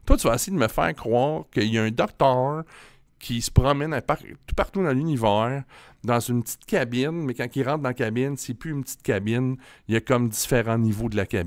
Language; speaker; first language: French; native; French